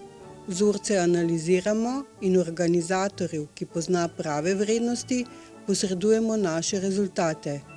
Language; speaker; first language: Slovenian; native; Slovenian